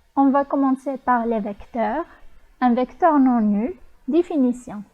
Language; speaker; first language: French; non-native, local second language; Arabic